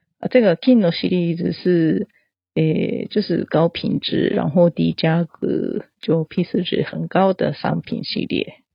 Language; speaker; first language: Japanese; non-native, fluent; Chinese